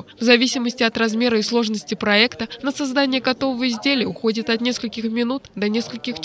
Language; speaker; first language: Russian; native; Russian